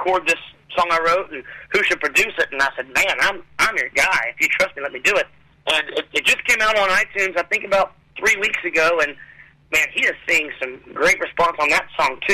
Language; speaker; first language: English; native; English